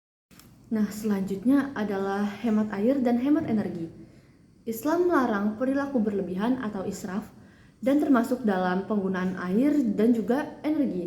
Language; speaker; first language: Indonesian; native; Indonesian